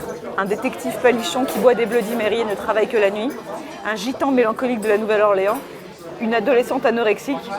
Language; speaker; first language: French; native; French